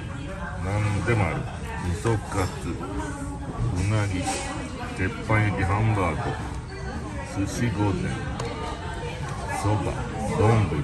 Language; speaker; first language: Japanese; native; Japanese